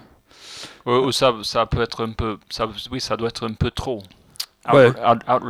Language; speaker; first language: French; non-native, fluent; English